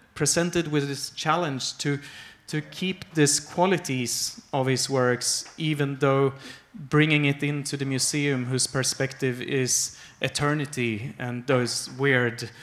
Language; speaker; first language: English; non-native, fluent; Swedish